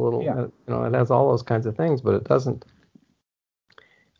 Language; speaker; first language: English; native; English